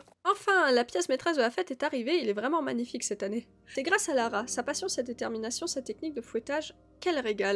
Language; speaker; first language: French; native; French